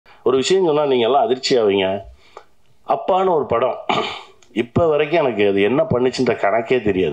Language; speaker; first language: Tamil; native; Tamil